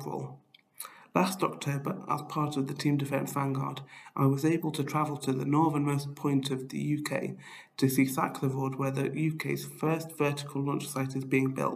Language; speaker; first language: English; native; English